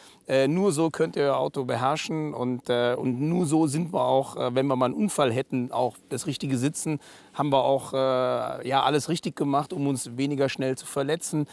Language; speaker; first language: German; native; German